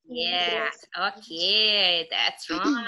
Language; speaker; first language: English; non-native, fluent; Russian